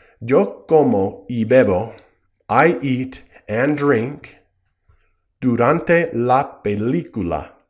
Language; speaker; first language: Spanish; non-native, fluent; English